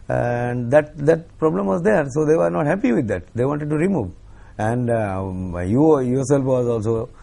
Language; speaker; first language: English; non-native, local second language; Bangla